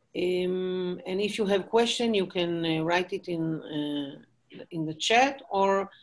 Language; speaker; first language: English; non-native, fluent; Hebrew